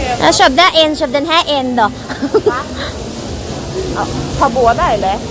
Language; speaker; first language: Swedish; non-native, learner; Thai